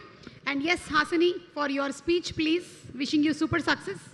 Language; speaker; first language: Telugu; native; Telugu